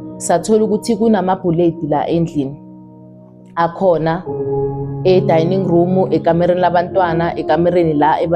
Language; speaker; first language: Zulu; native; Zulu